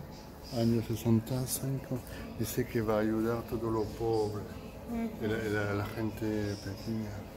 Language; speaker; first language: Spanish; non-native, learner; French